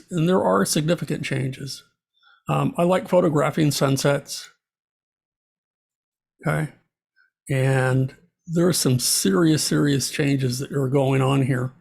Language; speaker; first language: English; native; English